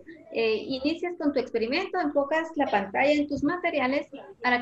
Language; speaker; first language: Spanish; native; Spanish